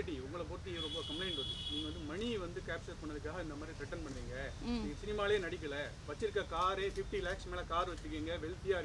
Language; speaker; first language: Tamil; native; Tamil